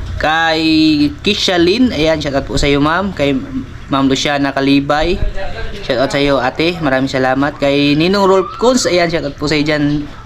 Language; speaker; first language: Filipino; non-native, local second language; Cebuano